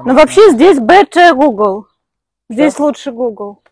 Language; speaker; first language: Russian; native; Russian